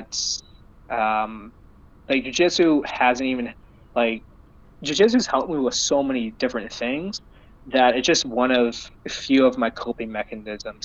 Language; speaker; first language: English; native; English